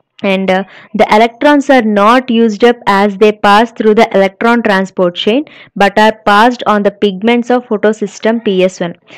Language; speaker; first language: English; non-native, local second language; Telugu